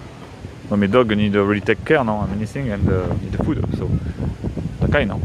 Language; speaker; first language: English; non-native, learner; French